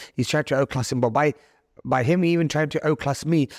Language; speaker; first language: English; native; English